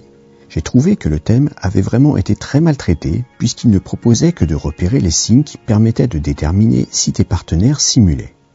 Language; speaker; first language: French; native; French